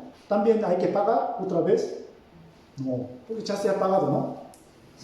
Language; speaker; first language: Spanish; non-native, fluent; Korean